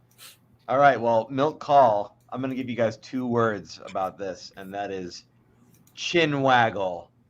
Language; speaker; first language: English; native; English